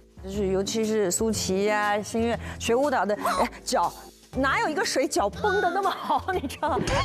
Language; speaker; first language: Chinese; native; Chinese